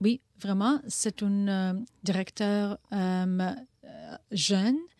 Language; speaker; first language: French; non-native, learner; Maltese